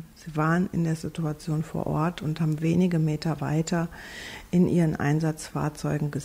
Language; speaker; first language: German; native; German